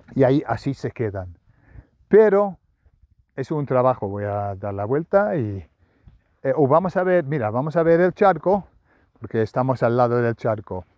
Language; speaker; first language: Spanish; non-native, fluent; English